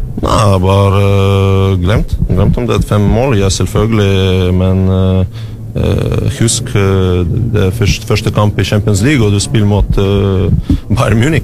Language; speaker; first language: Norwegian; non-native, learner; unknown